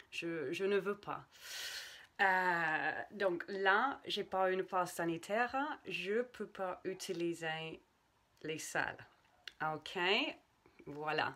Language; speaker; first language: French; non-native, fluent; English